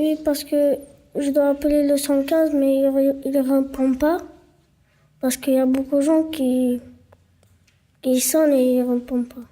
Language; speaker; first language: French; non-native, learner; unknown